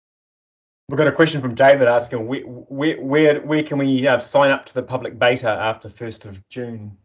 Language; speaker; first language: English; native; English